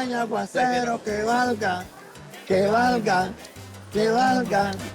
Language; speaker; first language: Spanish; native; Spanish